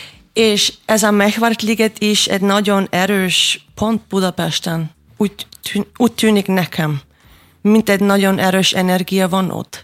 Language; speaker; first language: Hungarian; non-native, learner; German